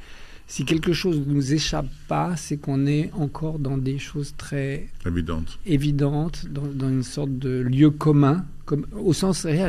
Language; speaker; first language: French; early bilingual, other home language; Albanian